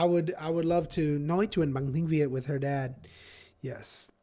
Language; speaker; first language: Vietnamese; non-native, learner; English